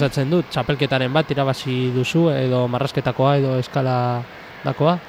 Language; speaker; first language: Basque; native; Basque